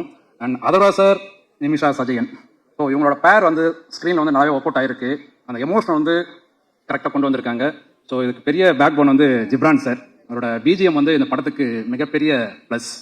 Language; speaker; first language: Tamil; native; Tamil